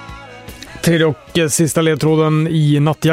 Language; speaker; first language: Swedish; native; Swedish